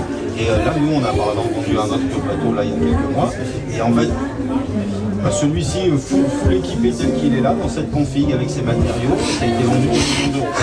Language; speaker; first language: French; native; French